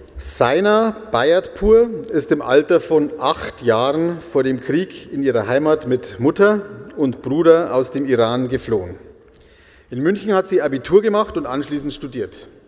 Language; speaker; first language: German; native; German